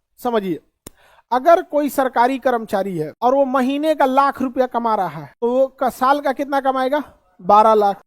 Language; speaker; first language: Hindi; native; Hindi